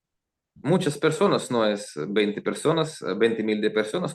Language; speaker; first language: Spanish; non-native, learner; Russian